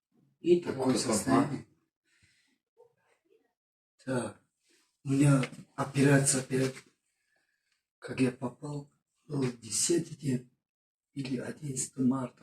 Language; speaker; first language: Russian; non-native, fluent; Tajik